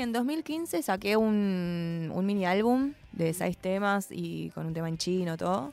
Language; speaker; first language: Spanish; early bilingual, other home language; Chinese